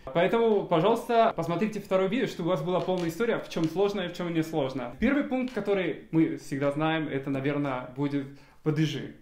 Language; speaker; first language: Russian; non-native, fluent; Spanish